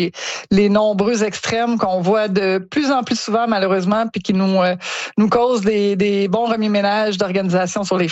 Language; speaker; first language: French; native; French